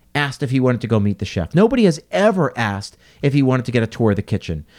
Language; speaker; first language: English; native; English